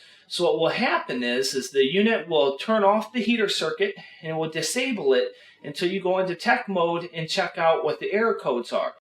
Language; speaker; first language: English; native; English